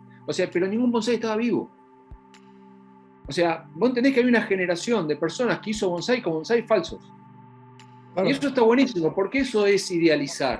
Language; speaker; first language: Spanish; native; Spanish